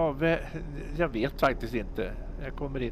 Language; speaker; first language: Swedish; native; Swedish